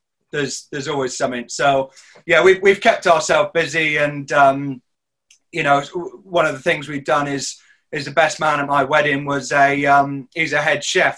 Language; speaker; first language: English; native; English